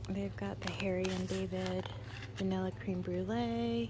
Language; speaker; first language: English; native; English